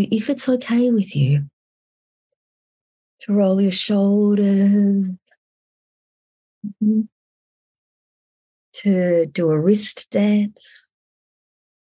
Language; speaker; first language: English; native; English